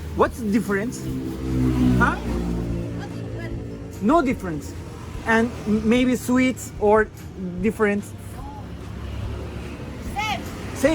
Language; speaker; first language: English; non-native, learner; Turkish